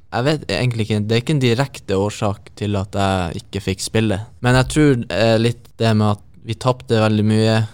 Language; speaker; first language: Norwegian; native; Norwegian